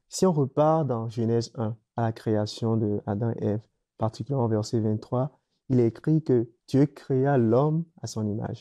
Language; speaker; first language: French; native; French